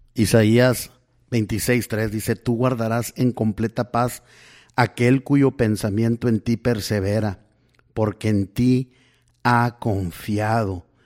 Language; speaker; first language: Spanish; early bilingual, heritage; Spanish